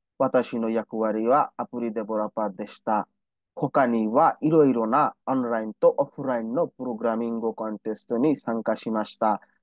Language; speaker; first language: Japanese; non-native, learner; Bangla